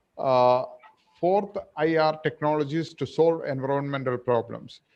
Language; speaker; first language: English; non-native, local second language; Malayalam